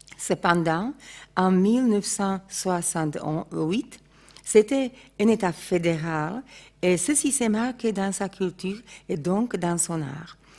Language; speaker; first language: French; non-native, fluent; Slovak